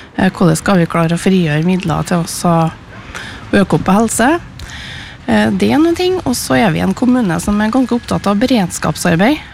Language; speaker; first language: Norwegian; native; Norwegian